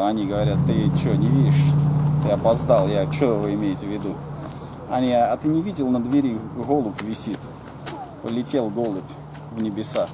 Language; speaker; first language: Russian; native; Russian